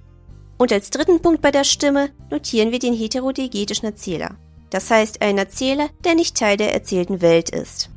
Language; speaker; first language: German; native; German